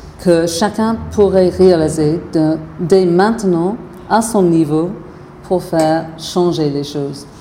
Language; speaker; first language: French; non-native, fluent; English